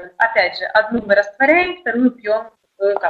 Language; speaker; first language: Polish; non-native, learner; Russian